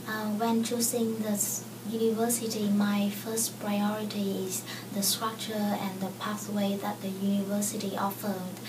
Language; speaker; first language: English; non-native, fluent; Vietnamese